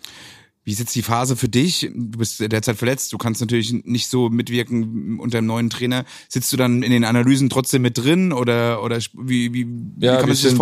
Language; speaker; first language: German; native; German